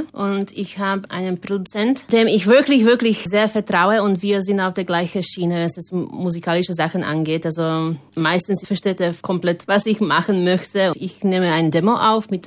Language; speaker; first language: German; non-native, fluent; Slovak